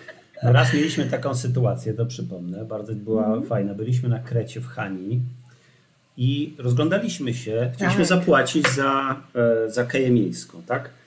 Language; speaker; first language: Polish; native; Polish